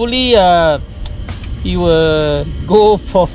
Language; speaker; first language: English; non-native, local second language; Malay